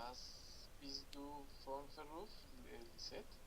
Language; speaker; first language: German; non-native, learner; Spanish